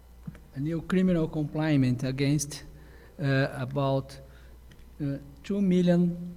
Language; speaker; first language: English; non-native, learner; Portuguese